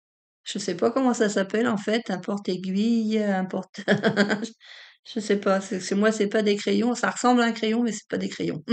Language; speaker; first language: French; native; French